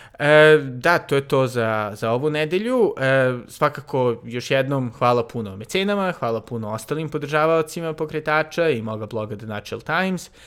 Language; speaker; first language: Serbian; native; Serbian